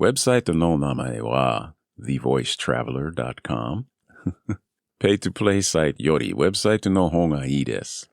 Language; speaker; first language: Japanese; non-native, learner; English